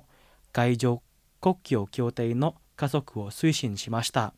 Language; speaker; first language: Japanese; non-native, fluent; Indonesian